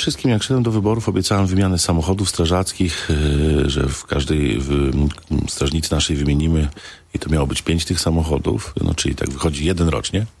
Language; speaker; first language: Polish; native; Polish